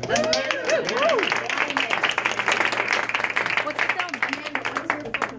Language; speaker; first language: English; native; English